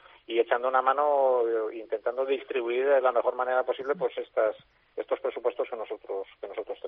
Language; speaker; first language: Spanish; native; Spanish